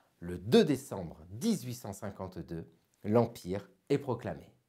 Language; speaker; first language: French; native; French